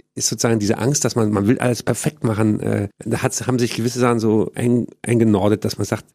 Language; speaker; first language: German; native; German